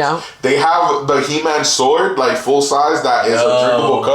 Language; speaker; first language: English; native; English